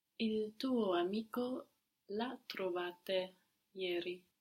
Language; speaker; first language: Italian; non-native, learner; English